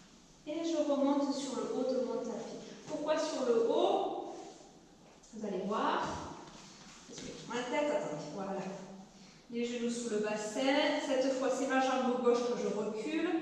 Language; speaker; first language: French; native; French